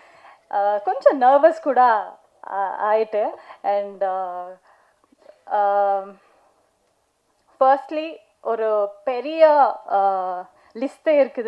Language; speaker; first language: Tamil; non-native, learner; Kannada